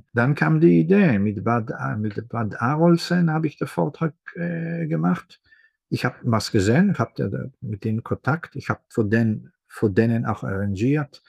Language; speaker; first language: German; non-native, fluent; Hebrew